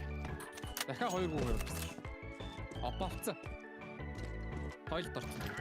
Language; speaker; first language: Mongolian; native; Mongolian